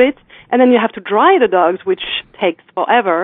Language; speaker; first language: English; non-native, fluent; French